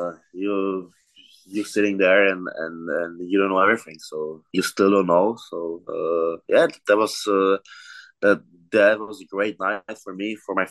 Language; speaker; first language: English; non-native, learner; Czech